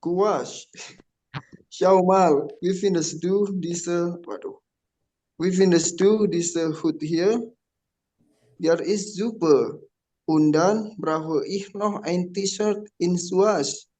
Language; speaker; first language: German; non-native, learner; Indonesian